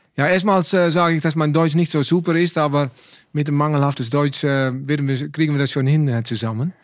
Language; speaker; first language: German; non-native, learner; Dutch